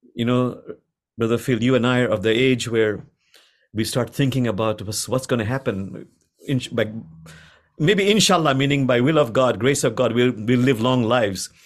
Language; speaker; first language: English; non-native, local second language; Bangla